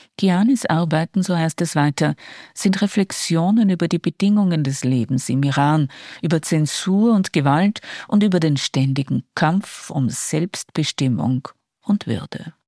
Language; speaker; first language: German; native; German